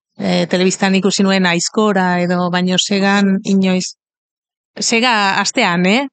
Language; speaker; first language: Basque; non-native, fluent; Catalan